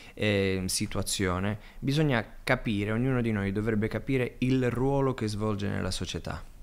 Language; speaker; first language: Italian; native; Italian